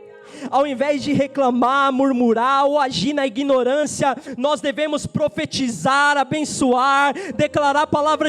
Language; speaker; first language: Portuguese; native; Portuguese